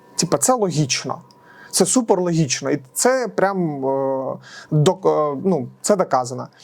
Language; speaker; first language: Ukrainian; non-native, local second language; Russian